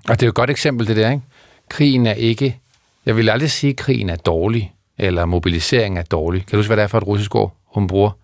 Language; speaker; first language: Danish; native; Danish